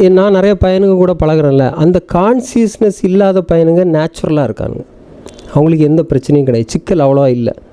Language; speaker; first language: Tamil; native; Tamil